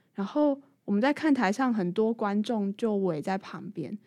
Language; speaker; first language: Chinese; native; Chinese